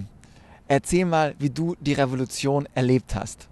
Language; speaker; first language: German; native; German